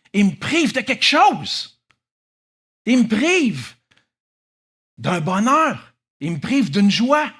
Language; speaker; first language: French; native; French